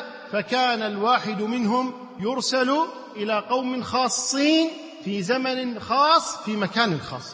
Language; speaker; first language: Arabic; native; Arabic